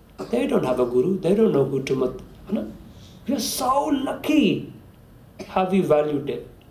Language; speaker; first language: English; early bilingual, other home language; Punjabi